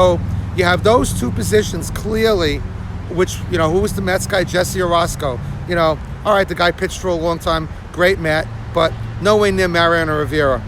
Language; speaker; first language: English; native; English